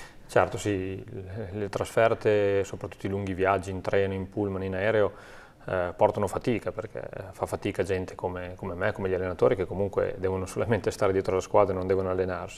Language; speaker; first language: Italian; native; Italian